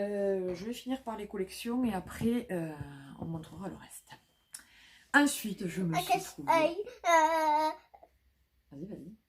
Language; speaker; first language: French; native; French